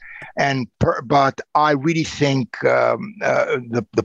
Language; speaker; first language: English; non-native, fluent; Romanian